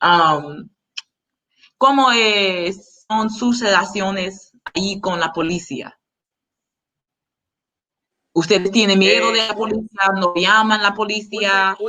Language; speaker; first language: Spanish; non-native, learner; English